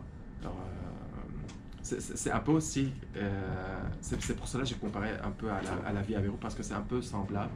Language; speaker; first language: French; non-native, fluent; Arabic